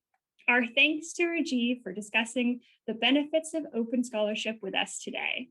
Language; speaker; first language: English; native; English